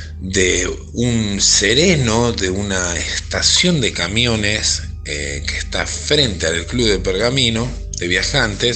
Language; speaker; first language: Spanish; native; Spanish